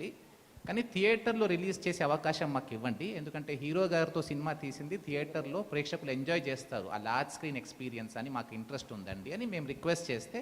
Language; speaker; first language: Telugu; native; Telugu